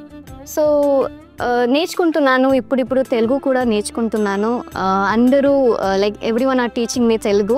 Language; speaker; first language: Telugu; non-native, learner; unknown